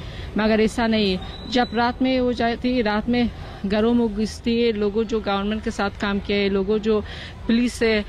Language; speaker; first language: Hindi; non-native, learner; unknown